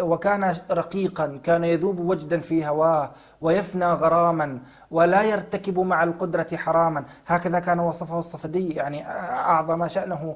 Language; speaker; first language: Arabic; native; Arabic